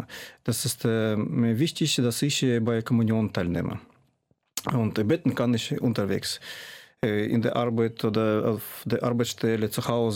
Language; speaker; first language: German; non-native, fluent; Russian